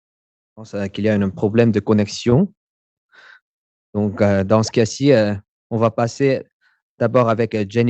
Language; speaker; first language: French; non-native, fluent; Korean